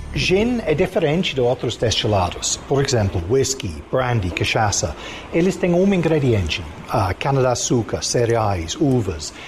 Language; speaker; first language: Portuguese; non-native, fluent; English